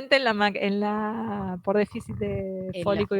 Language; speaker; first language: Spanish; native; Spanish